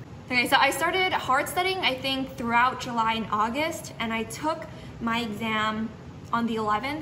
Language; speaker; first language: English; early bilingual, other home language; Chinese